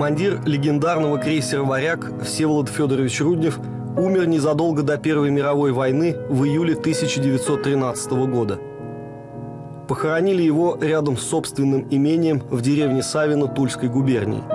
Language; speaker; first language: Russian; native; Russian